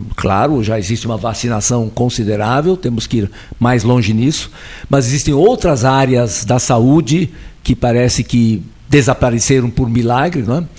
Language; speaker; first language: Portuguese; early bilingual, other home language; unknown